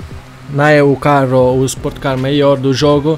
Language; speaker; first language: Portuguese; non-native, learner; Italian